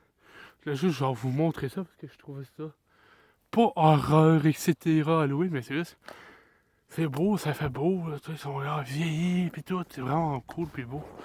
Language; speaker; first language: French; native; French